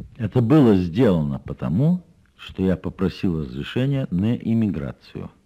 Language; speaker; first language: Russian; native; Russian